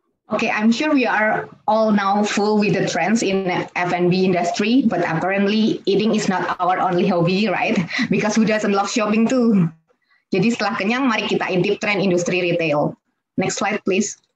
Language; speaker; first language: English; non-native, fluent; Indonesian